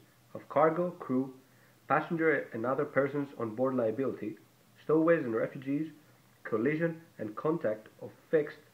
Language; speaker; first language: English; non-native, fluent; Greek